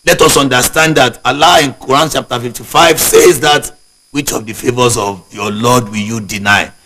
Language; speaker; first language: English; non-native, local second language; Yoruba